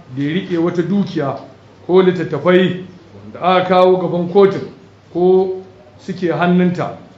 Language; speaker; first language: Hausa; native; Hausa